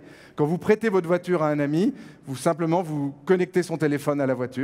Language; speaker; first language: French; native; French